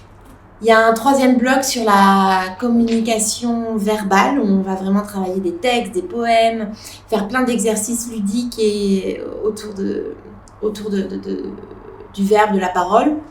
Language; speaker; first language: French; native; French